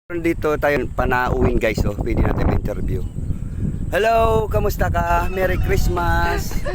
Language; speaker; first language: Filipino; non-native, local second language; Cebuano